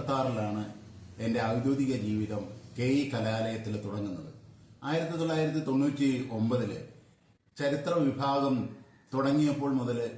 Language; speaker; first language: Malayalam; native; Malayalam